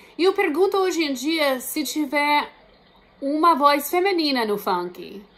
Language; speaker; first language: Portuguese; non-native, fluent; English